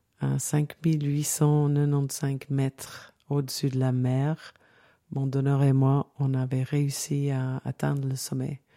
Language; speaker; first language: French; non-native, fluent; English